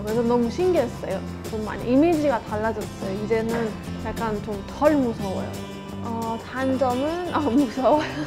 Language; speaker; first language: Korean; non-native, fluent; Persian